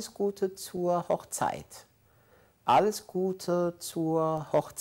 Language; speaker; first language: German; non-native, fluent; Arabic